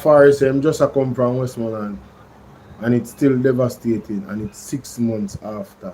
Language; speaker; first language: English; native; English